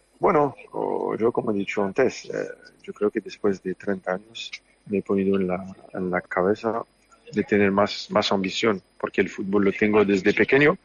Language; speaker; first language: Spanish; non-native, fluent; French